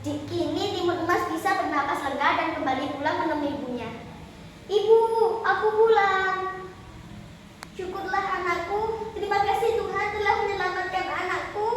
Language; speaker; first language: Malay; non-native, local second language; Javanese